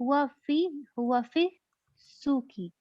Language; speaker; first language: Arabic; non-native, learner; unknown